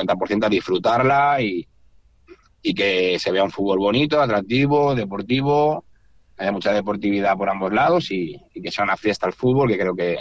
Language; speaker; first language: Spanish; native; Spanish